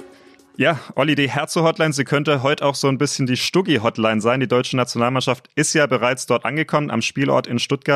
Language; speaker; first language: German; native; German